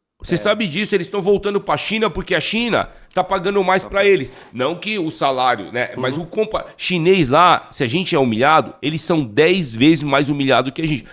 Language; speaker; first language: Portuguese; native; Portuguese